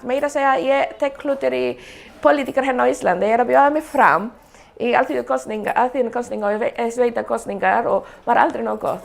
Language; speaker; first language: Icelandic; non-native, fluent; Spanish